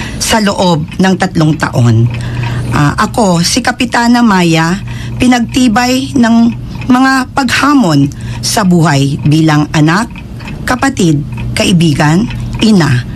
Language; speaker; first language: Filipino; non-native, local second language; Pangasinan